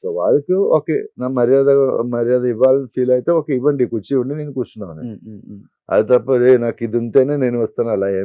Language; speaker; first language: Telugu; non-native, fluent; Malayalam